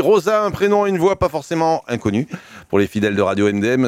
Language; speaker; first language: French; native; French